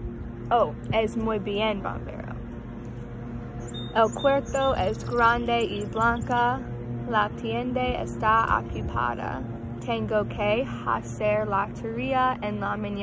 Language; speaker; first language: Spanish; non-native, learner; English